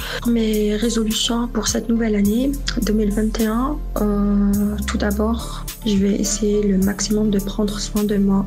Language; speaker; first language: French; non-native, local second language; Arabic